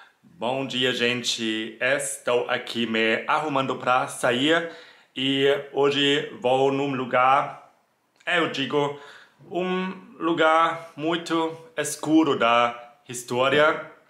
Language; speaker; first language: Portuguese; non-native, fluent; German